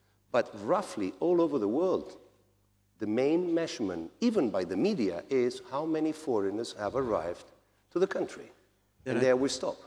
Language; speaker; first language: English; non-native, fluent; Spanish